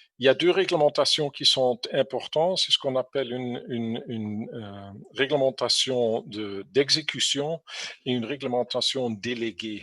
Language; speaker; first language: French; non-native, fluent; English